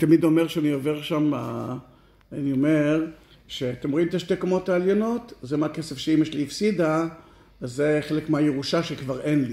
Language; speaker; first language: Hebrew; native; Hebrew